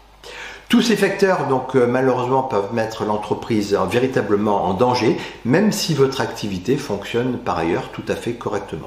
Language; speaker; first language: French; native; French